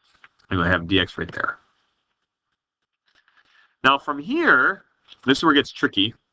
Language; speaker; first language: English; native; English